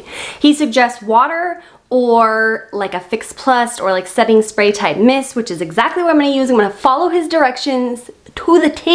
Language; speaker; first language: English; native; English